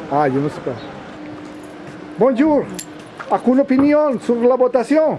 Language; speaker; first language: French; non-native, learner; Spanish